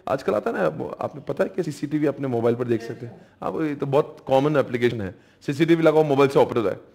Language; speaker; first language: Hindi; native; Hindi